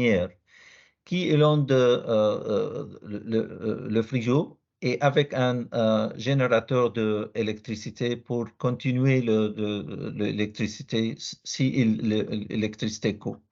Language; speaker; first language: French; non-native, learner; Arabic